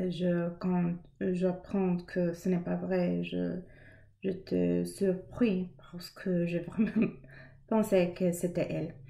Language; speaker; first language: French; non-native, learner; English